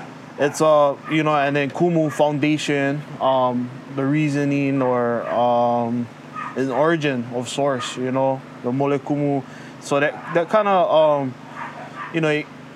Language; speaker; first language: English; early bilingual, other home language; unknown